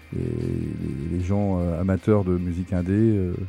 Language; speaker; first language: French; native; French